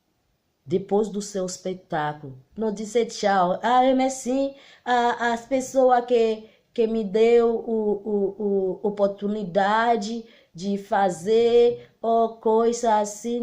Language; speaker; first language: Portuguese; non-native, learner; Haitian Creole